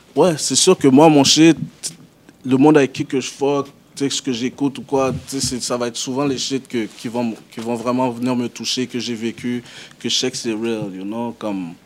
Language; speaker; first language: French; early bilingual, other home language; Haitian Creole